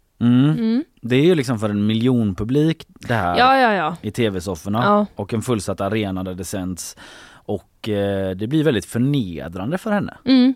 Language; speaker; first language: Swedish; native; Swedish